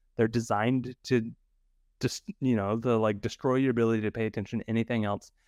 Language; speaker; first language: English; native; English